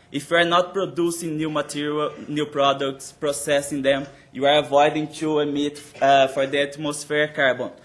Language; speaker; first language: English; non-native, fluent; Portuguese